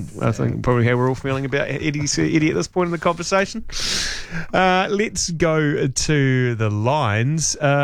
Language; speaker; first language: English; native; English